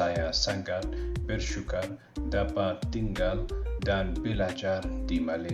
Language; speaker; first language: Indonesian; non-native, learner; Arabic